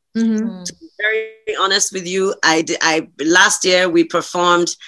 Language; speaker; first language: English; non-native, local second language; Hungarian